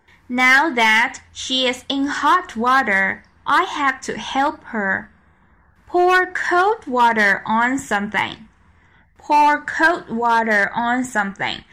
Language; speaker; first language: English; non-native, fluent; Chinese